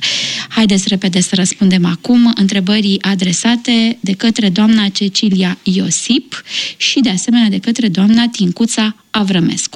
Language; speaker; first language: Romanian; native; Romanian